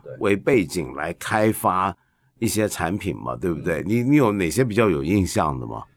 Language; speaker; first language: Chinese; non-native, local second language; Cantonese